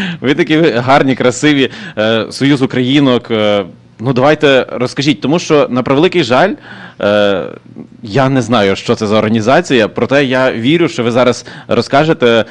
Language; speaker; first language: Ukrainian; native; Ukrainian